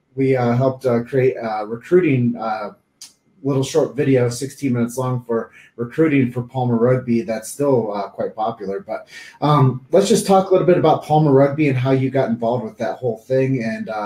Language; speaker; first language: English; native; English